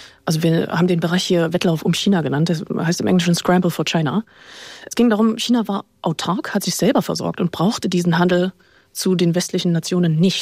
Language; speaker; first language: German; native; German